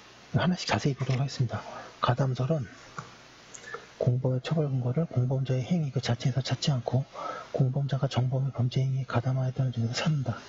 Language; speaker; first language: Korean; native; Korean